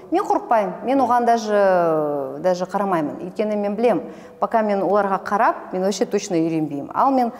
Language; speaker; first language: Kazakh; non-native, local second language; Russian